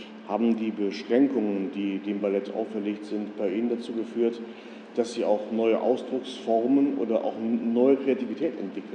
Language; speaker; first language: German; native; German